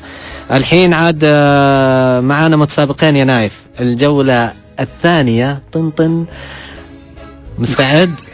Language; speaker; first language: Arabic; native; Arabic